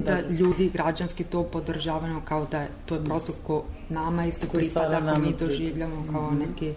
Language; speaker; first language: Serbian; non-native, learner; Italian